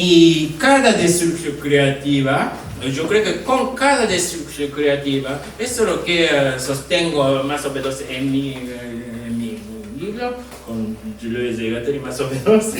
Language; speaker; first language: Spanish; non-native, fluent; Japanese